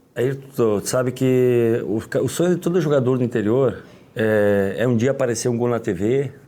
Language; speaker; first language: Portuguese; native; Portuguese